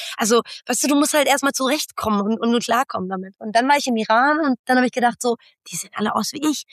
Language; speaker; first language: German; early bilingual, other home language; Persian